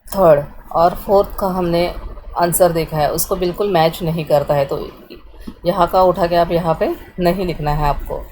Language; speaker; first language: Hindi; non-native, local second language; Marathi